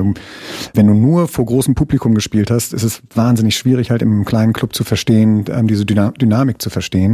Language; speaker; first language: German; native; German